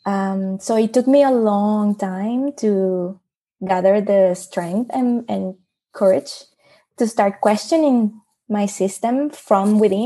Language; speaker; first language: English; non-native, fluent; Spanish